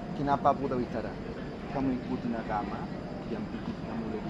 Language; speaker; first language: Indonesian; non-native, fluent; Spanish